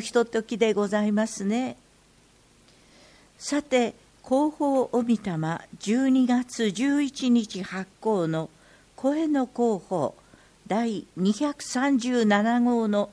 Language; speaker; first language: Japanese; native; Japanese